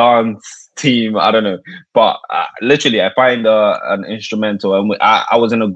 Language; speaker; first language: English; native; English